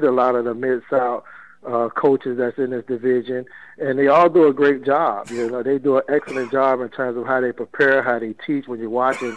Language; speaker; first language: English; native; English